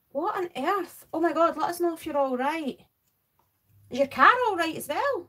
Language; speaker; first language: English; native; English